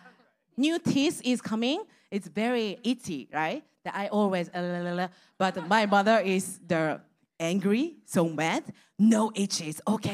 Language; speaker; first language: English; non-native, learner; Japanese